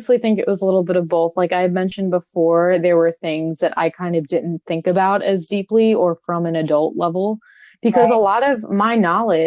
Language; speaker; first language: English; native; English